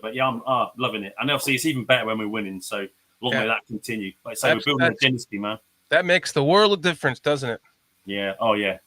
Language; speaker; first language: English; native; English